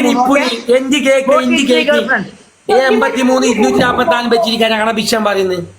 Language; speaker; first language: Malayalam; native; Malayalam